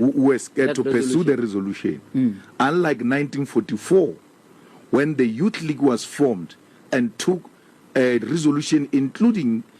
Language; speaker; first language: English; non-native, local second language; Northern Sotho